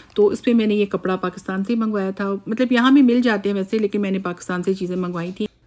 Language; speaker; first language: Urdu; native; Urdu